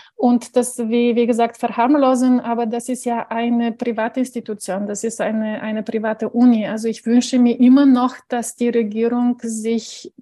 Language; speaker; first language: German; non-native, fluent; Bulgarian